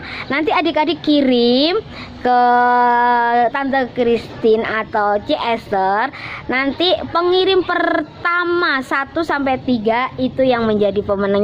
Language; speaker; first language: Indonesian; non-native, local second language; Javanese